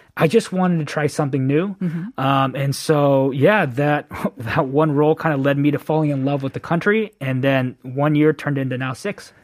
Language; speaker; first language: English; native; English